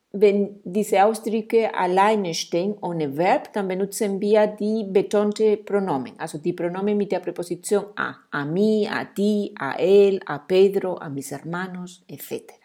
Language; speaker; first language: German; non-native, fluent; Spanish